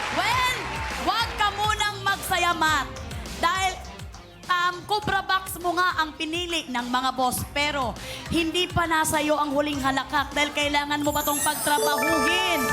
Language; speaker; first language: Filipino; non-native, local second language; Cebuano